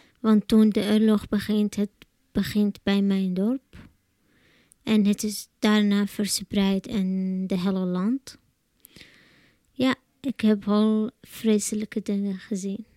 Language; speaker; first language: Dutch; non-native, learner; Arabic